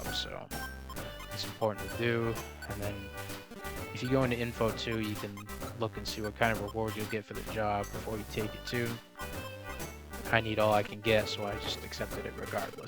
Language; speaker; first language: English; native; English